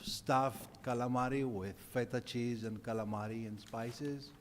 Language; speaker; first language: English; non-native, fluent; Greek